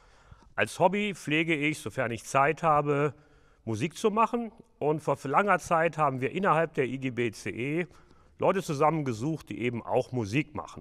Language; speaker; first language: German; native; German